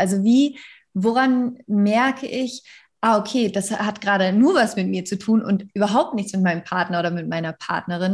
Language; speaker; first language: German; native; German